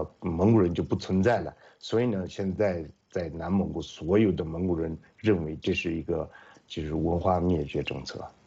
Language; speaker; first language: Chinese; non-native, local second language; Mongolian